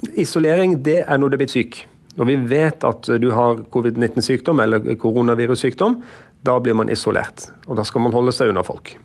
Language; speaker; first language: Norwegian; native; Norwegian